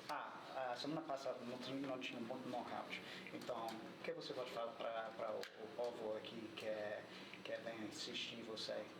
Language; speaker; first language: Portuguese; non-native, learner; English